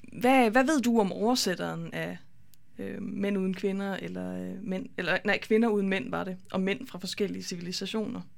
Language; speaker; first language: Danish; native; Danish